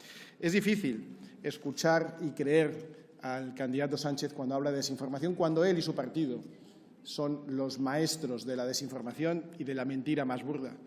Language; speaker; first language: Spanish; native; Spanish